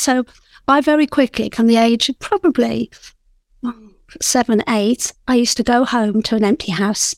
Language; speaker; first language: English; native; English